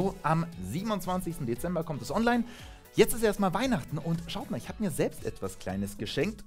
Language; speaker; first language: German; native; German